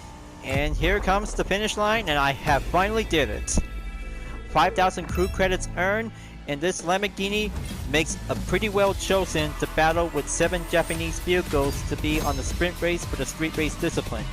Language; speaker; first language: English; non-native, fluent; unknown